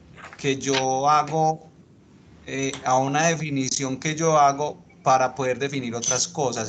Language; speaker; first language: Spanish; native; Spanish